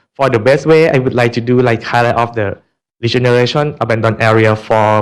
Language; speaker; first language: English; non-native, learner; Thai